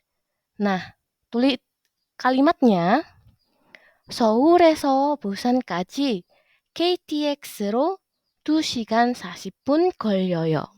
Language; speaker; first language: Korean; non-native, fluent; Indonesian